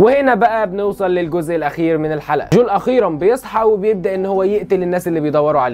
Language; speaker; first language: Arabic; native; Arabic